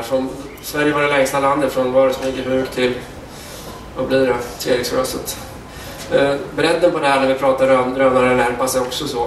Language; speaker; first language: Swedish; native; Swedish